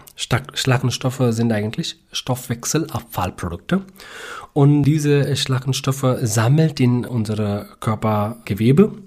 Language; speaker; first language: German; non-native, learner; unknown